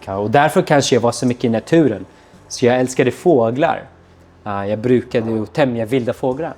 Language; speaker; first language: Swedish; non-native, fluent; Arabic